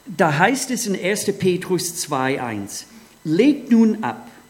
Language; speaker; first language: German; non-native, fluent; English